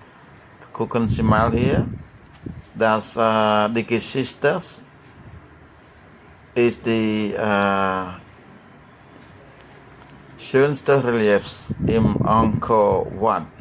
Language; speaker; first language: German; non-native, learner; Khmer